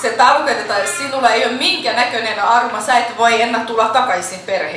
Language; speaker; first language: Finnish; non-native, fluent; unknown